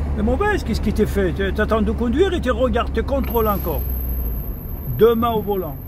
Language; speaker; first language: French; non-native, local second language; Arabic